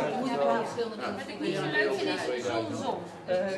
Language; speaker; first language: Dutch; native; Dutch